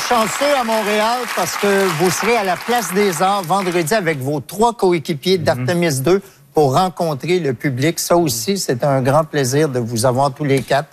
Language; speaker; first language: French; native; French